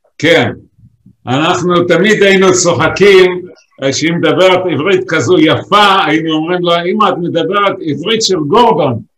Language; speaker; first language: Hebrew; early bilingual, other home language; Arabic